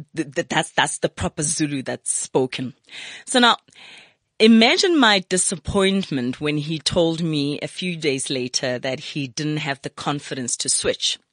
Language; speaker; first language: English; non-native, local second language; Zulu